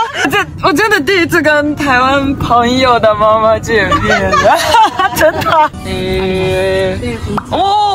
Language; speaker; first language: Chinese; non-native, learner; Japanese